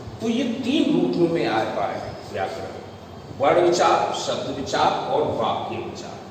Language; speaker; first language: Hindi; native; Hindi